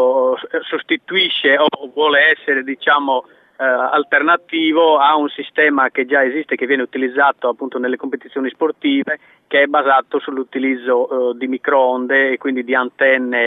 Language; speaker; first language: Italian; native; Italian